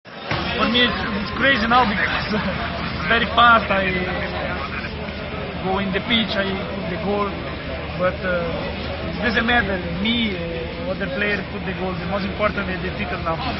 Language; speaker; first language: English; non-native, learner; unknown